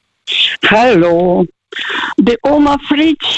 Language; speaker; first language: German; early bilingual, other home language; Russian